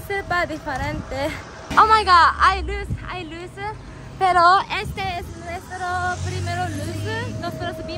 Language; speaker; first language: Spanish; non-native, fluent; Japanese